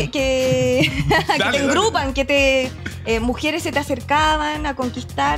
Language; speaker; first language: Spanish; native; Spanish